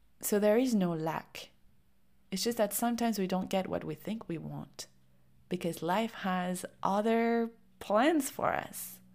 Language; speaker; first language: English; non-native, fluent; French